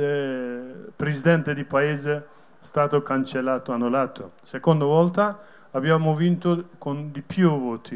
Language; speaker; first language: Italian; non-native, learner; Kurdish